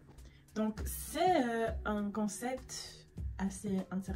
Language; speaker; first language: French; non-native, fluent; English